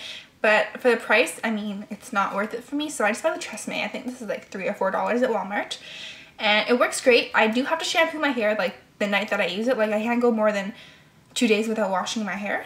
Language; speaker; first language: English; native; English